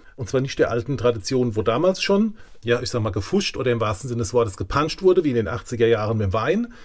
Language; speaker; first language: German; native; German